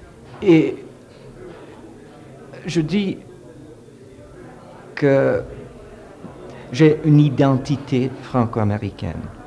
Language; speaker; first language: French; early bilingual, heritage; French